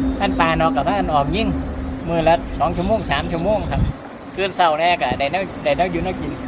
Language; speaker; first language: Thai; non-native, local second language; Northeastern Thai